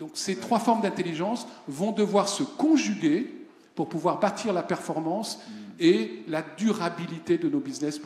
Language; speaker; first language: French; native; French